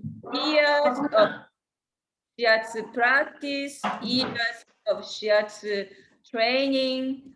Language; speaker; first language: English; non-native, learner; Japanese